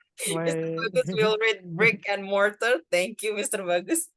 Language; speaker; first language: English; non-native, fluent; Indonesian